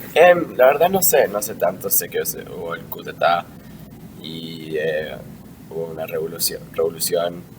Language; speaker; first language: Spanish; early bilingual, heritage; Spanish